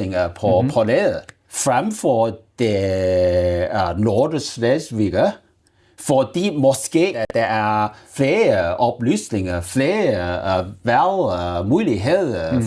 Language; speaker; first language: Danish; non-native, learner; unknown